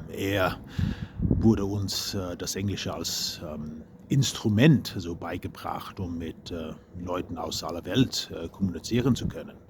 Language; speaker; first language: German; non-native, fluent; English